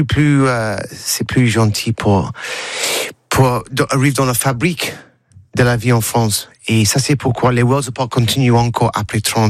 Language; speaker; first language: French; non-native, learner; English